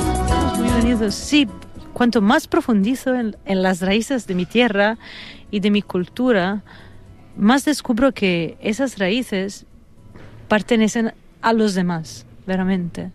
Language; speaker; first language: Spanish; non-native, fluent; Italian